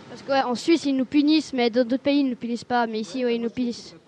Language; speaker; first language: French; native; French